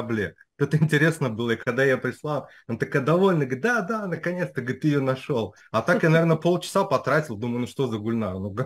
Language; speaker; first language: Russian; native; Russian